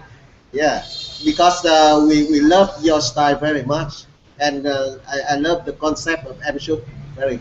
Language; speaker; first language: English; non-native, learner; Vietnamese